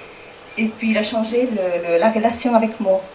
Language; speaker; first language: French; non-native, learner; Spanish